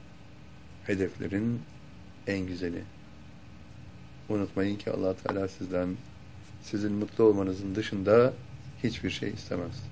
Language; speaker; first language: Turkish; native; Turkish